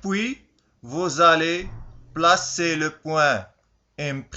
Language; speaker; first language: French; non-native, local second language; Arabic